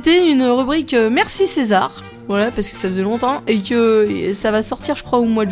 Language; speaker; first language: French; native; French